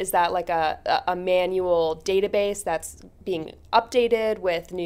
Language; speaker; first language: English; native; English